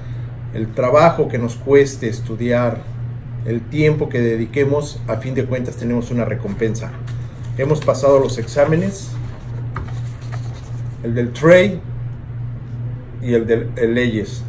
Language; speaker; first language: Spanish; native; Spanish